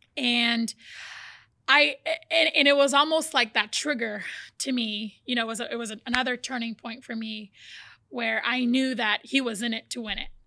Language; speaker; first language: English; early bilingual, other home language; Portuguese